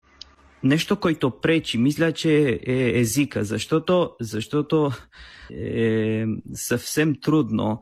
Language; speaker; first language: Bulgarian; non-native, fluent; Romanian